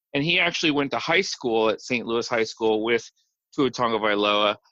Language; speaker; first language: English; native; English